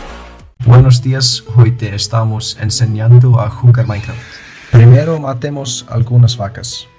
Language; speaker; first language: Spanish; non-native, learner; Icelandic